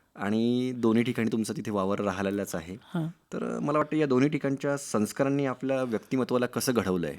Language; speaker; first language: Marathi; native; Marathi